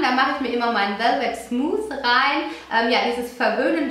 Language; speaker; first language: German; native; German